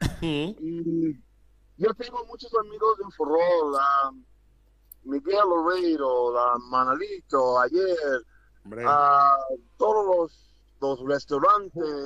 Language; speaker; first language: Spanish; non-native, learner; English